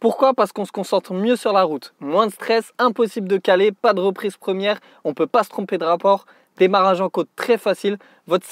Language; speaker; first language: French; native; French